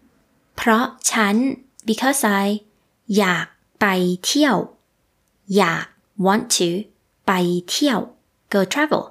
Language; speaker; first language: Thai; native; Thai